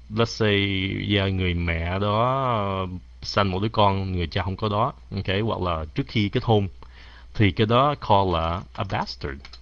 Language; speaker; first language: Vietnamese; early bilingual, heritage; Vietnamese